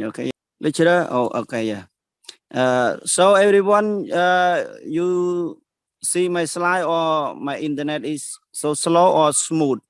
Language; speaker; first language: English; non-native, learner; Khmer